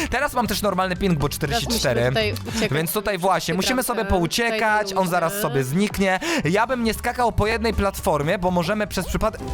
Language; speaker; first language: Polish; native; Polish